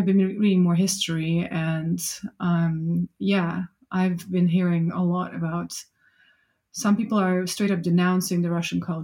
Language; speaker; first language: English; non-native, fluent; Russian